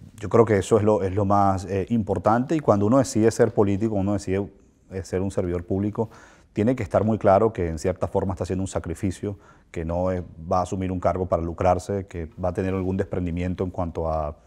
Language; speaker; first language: Spanish; native; Spanish